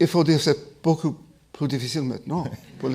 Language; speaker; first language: French; non-native, fluent; English